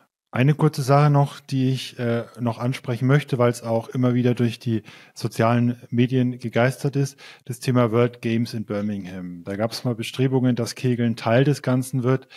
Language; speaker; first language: German; native; German